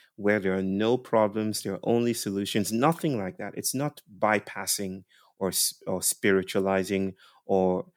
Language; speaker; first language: English; non-native, local second language; Yoruba